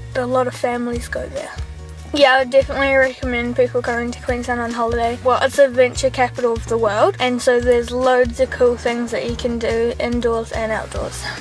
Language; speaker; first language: English; native; English